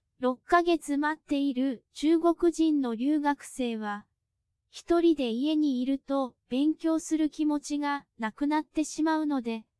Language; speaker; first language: Japanese; non-native, fluent; Cantonese